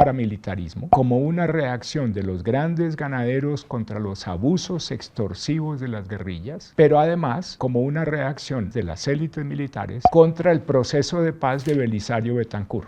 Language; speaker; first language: Spanish; native; Spanish